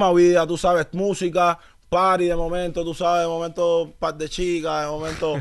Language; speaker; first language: Spanish; native; Spanish